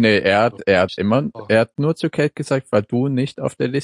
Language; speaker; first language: German; native; German